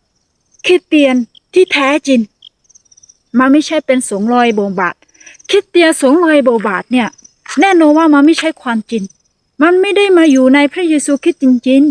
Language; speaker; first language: Thai; non-native, fluent; Akha